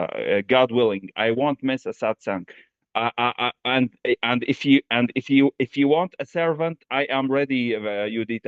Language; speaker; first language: English; non-native, fluent; Arabic